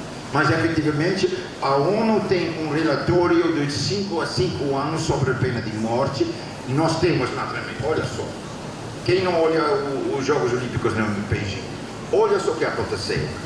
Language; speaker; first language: Portuguese; non-native, fluent; Dutch